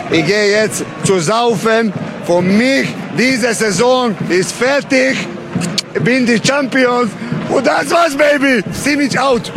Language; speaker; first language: German; non-native, fluent; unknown